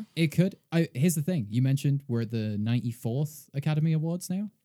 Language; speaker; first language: English; native; English